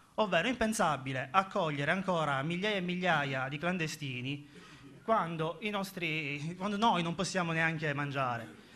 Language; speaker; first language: Italian; native; Italian